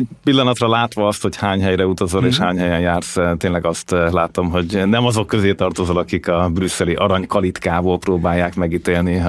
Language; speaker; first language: Hungarian; native; Hungarian